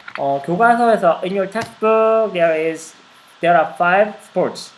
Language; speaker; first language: English; non-native, fluent; Korean